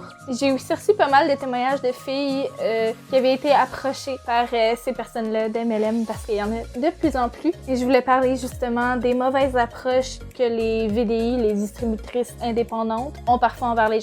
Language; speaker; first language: French; native; French